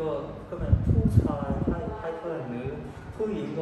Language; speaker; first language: Thai; non-native, learner; Cantonese